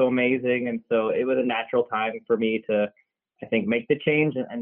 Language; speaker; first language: English; native; English